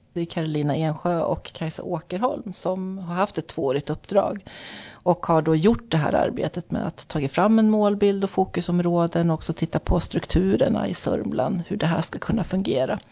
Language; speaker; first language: Swedish; native; Swedish